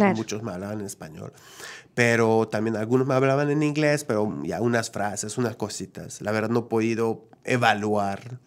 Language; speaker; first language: Spanish; non-native, fluent; French